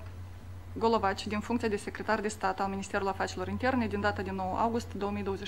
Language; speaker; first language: Romanian; native; Romanian